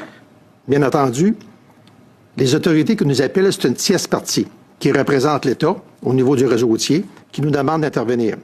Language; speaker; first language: French; native; French